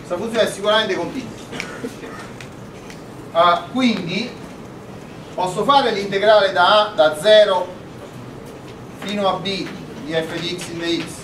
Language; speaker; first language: Italian; native; Italian